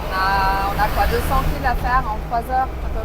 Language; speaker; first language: French; native; French